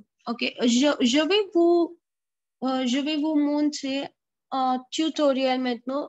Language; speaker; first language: French; non-native, fluent; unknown